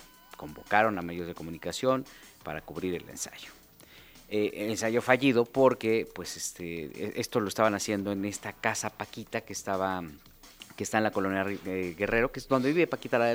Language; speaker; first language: Spanish; native; Spanish